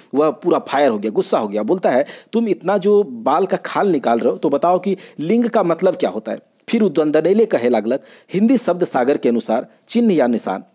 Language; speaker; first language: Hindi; non-native, local second language; Magahi